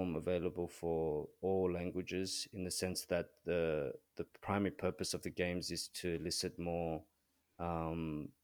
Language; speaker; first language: English; early bilingual, other home language; Korean